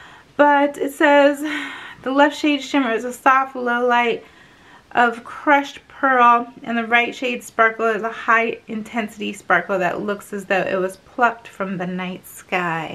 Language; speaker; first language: English; native; English